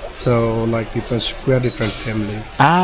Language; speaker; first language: English; non-native, learner; Balinese